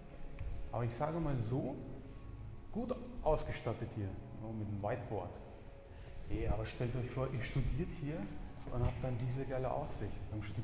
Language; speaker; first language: German; native; German